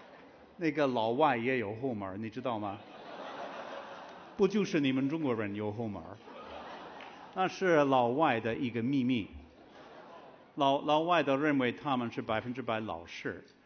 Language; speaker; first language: Chinese; non-native, fluent; English